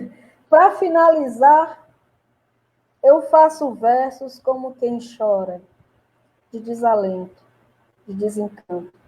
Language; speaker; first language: Portuguese; native; Portuguese